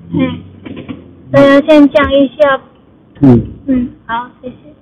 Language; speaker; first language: Chinese; non-native, learner; Indonesian